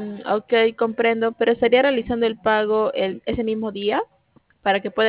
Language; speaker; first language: Spanish; native; Spanish